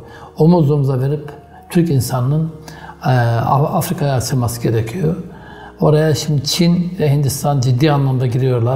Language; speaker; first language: Turkish; native; Turkish